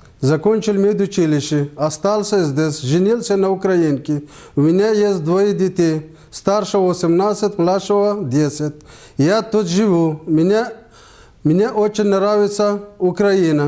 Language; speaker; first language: Russian; non-native, learner; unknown